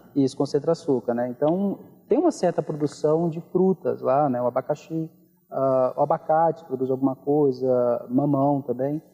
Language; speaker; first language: Portuguese; native; Portuguese